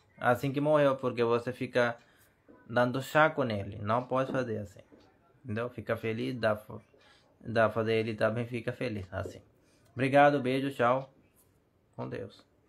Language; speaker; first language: Portuguese; non-native, learner; Hindi